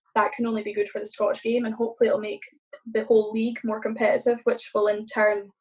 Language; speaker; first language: English; native; English